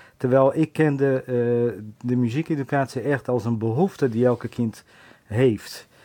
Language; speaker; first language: Dutch; non-native, fluent; Portuguese